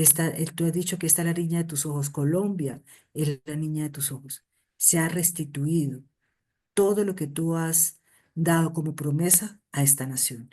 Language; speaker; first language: Spanish; native; Spanish